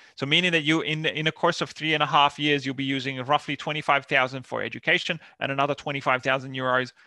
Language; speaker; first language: English; non-native, fluent; Finnish